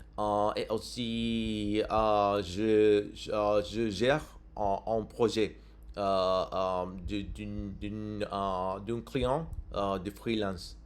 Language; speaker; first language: French; non-native, learner; English